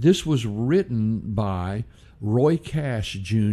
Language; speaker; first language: English; native; English